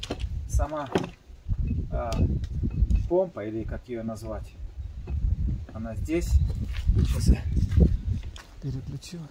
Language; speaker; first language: Russian; native; Russian